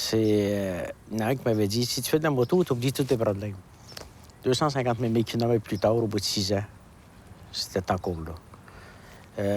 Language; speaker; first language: French; native; French